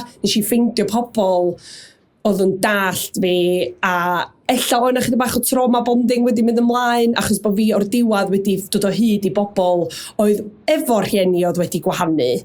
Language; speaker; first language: Welsh; native; Welsh